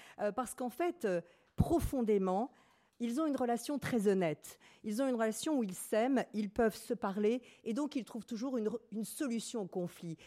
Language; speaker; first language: French; native; French